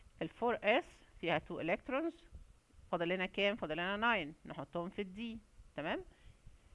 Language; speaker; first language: Arabic; native; Arabic